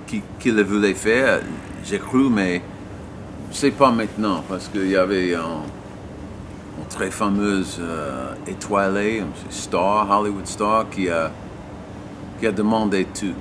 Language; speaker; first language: French; non-native, learner; English